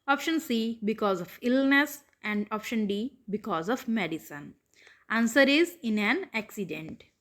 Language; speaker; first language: English; non-native, local second language; Punjabi